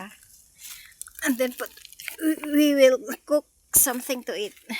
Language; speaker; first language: English; non-native, learner; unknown